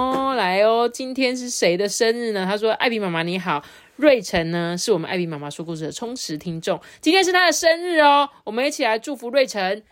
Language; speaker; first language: Chinese; native; Chinese